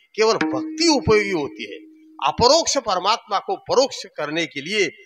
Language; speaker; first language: Hindi; non-native, local second language; Marathi